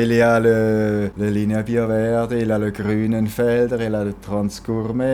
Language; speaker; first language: French; non-native, local second language; German